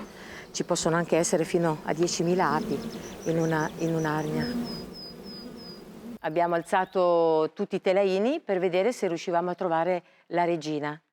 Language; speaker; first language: Italian; native; Italian